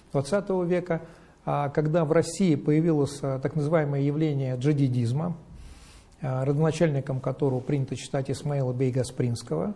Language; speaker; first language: Russian; native; Russian